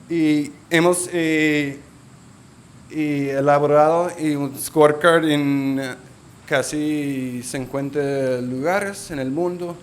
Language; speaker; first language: Spanish; non-native, local second language; English